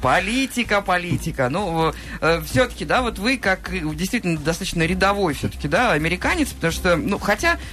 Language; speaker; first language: Russian; native; Russian